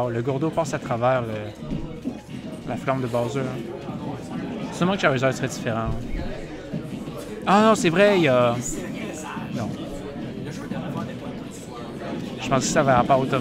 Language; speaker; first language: French; native; French